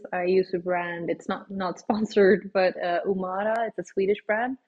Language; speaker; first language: English; non-native, fluent; Swedish